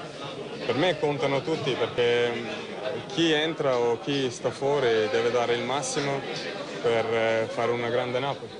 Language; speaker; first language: Italian; non-native, fluent; Turkish